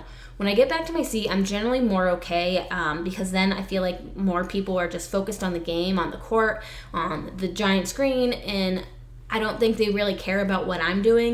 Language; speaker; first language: English; native; English